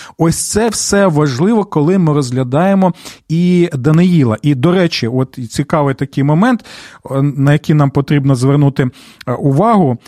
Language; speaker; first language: Ukrainian; non-native, local second language; Russian